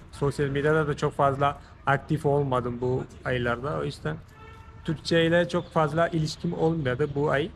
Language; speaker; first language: Turkish; non-native, fluent; Malayalam